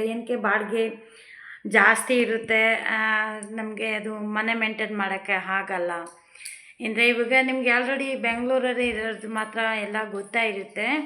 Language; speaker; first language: Kannada; non-native, local second language; Hindi